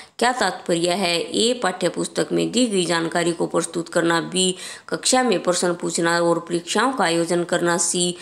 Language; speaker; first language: Hindi; native; Hindi